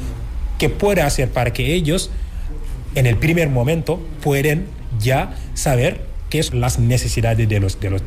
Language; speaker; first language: Spanish; non-native, fluent; Wolof